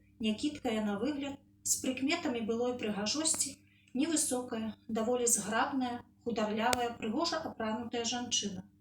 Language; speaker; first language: Belarusian; native; Belarusian